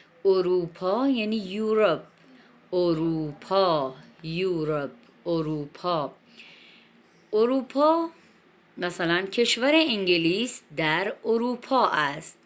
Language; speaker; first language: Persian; non-native, fluent; Urdu